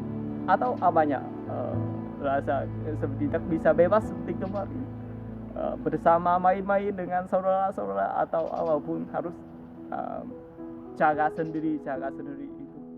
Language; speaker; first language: Indonesian; non-native, learner; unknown